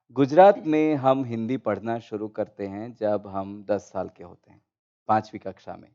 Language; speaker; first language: Hindi; non-native, local second language; Gujarati